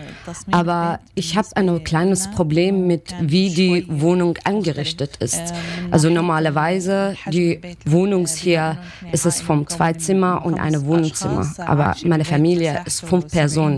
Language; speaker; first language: German; non-native, learner; Arabic